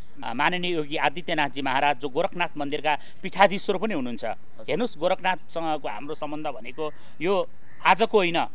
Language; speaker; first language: Nepali; native; Nepali